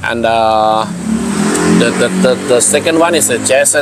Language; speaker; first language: English; non-native, learner; Thai